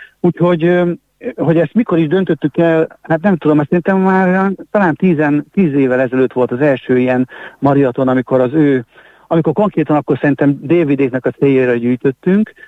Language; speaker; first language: Hungarian; native; Hungarian